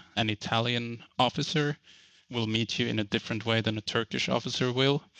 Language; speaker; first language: English; non-native, fluent; Norwegian